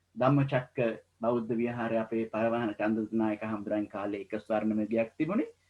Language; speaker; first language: Sinhala; native; Sinhala